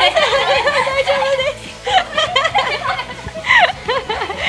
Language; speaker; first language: Japanese; non-native, fluent; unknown